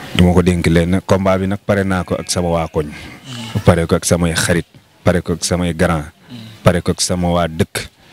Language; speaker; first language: Wolof; non-native, local second language; Fula